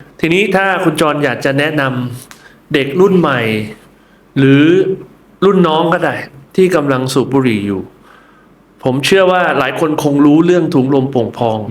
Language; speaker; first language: Thai; native; Thai